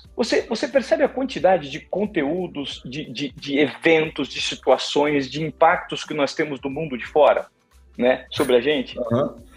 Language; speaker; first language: Portuguese; native; Portuguese